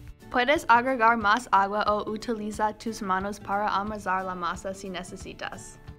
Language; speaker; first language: Spanish; non-native, learner; English